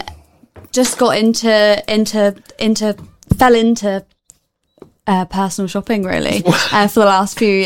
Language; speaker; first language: English; native; English